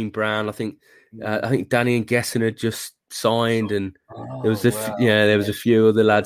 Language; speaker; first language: English; native; English